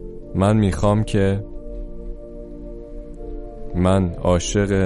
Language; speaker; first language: Persian; native; Persian